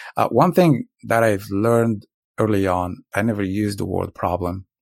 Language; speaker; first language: English; non-native, fluent; Arabic